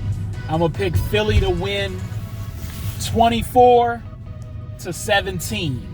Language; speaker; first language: English; native; English